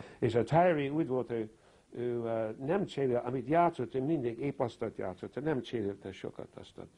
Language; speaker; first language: Hungarian; early bilingual, heritage; Hungarian